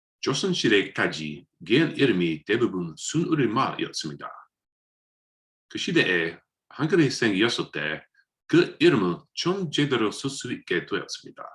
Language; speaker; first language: Korean; non-native, learner; English